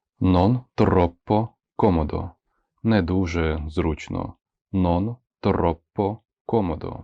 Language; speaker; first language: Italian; non-native, fluent; Ukrainian